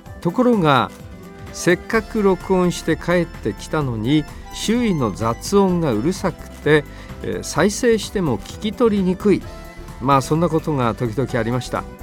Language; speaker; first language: Japanese; native; Japanese